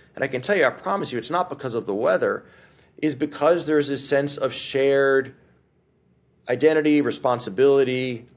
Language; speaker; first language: English; native; English